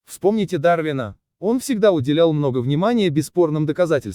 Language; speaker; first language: Russian; native; Russian